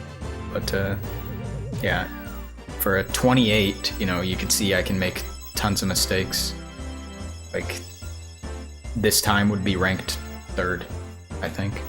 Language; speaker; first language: English; native; English